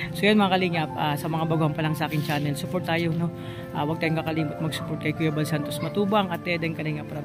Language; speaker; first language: Filipino; non-native, local second language; Bikol